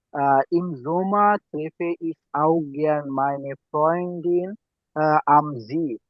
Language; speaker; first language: German; non-native, learner; Bangla